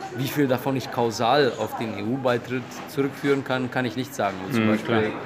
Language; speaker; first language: German; non-native, fluent; Romanian